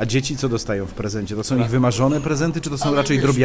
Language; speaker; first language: Polish; native; Polish